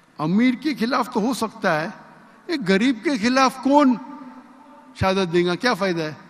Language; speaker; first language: Urdu; non-native, local second language; Konkani